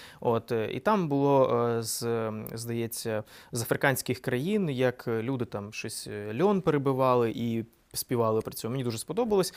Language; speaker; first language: Ukrainian; non-native, local second language; Russian